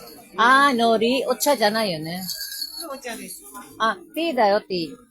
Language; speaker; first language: Japanese; non-native, learner; Filipino